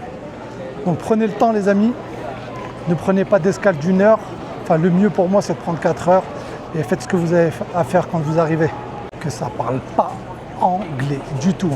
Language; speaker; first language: French; native; French